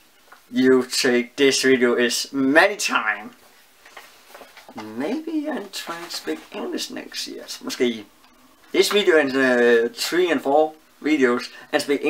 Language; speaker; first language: English; non-native, learner; Danish